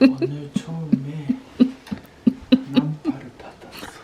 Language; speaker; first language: Korean; non-native, learner; Japanese